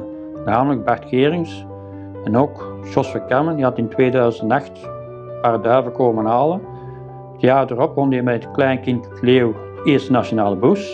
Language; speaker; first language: Dutch; native; Dutch